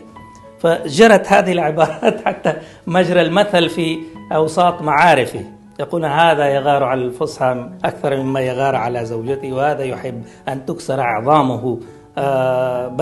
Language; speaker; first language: Arabic; non-native, fluent; Hindi